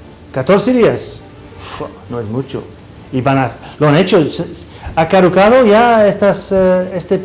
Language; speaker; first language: Spanish; non-native, fluent; English